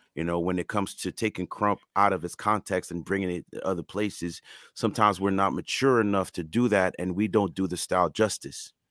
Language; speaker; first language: English; non-native, fluent; French